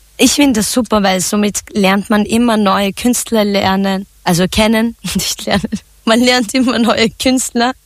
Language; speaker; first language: German; early bilingual, other home language; Turkish